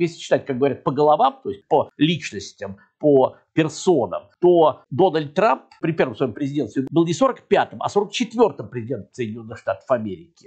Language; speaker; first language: Russian; native; Russian